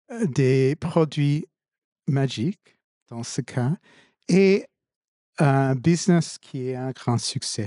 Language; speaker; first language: French; non-native, fluent; English